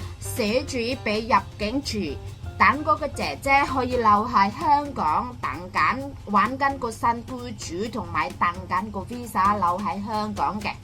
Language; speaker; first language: Cantonese; non-native, fluent; Indonesian